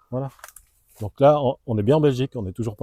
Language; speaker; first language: French; native; French